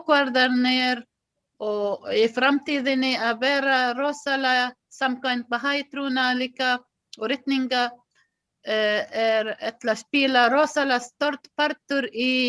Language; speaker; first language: Icelandic; non-native, learner; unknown